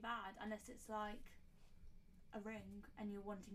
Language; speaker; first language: English; native; English